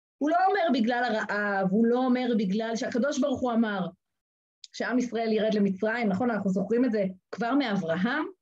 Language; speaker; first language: Hebrew; native; Hebrew